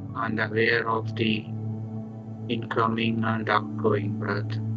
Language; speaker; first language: English; non-native, local second language; Malayalam